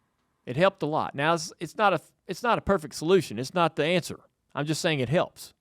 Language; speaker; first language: English; native; English